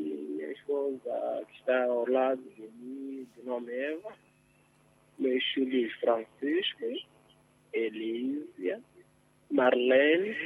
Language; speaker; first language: Portuguese; non-native, local second language; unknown